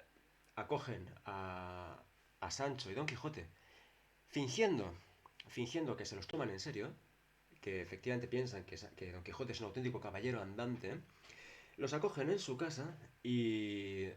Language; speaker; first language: Spanish; native; Spanish